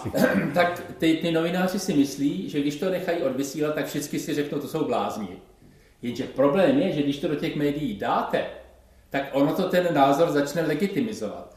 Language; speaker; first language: Czech; native; Czech